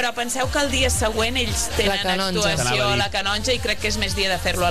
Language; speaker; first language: Catalan; native; Catalan